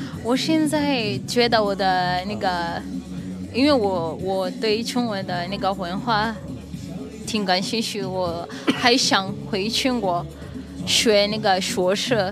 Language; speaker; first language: Chinese; non-native, fluent; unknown